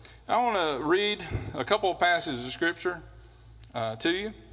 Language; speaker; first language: English; native; English